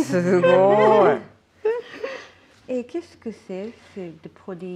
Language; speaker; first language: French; non-native, learner; Japanese